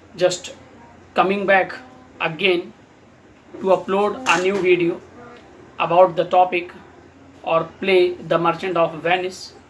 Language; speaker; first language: English; non-native, local second language; Hindi